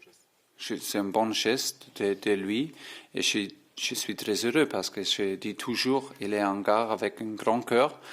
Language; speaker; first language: French; non-native, fluent; German